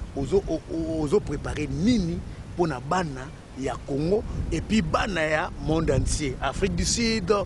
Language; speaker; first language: French; non-native, local second language; Lingala